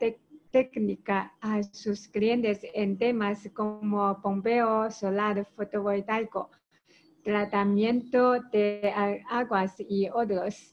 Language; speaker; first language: Spanish; non-native, learner; Chinese